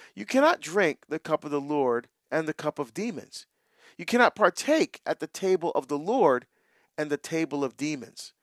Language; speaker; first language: English; native; English